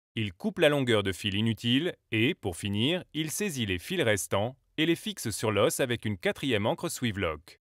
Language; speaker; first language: French; native; French